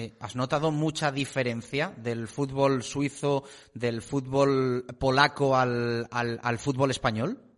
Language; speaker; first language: Spanish; non-native, learner; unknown